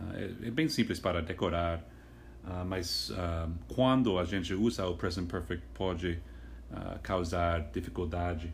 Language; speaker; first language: Portuguese; non-native, fluent; English